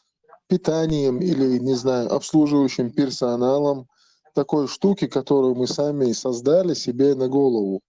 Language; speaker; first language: Russian; non-native, local second language; Chechen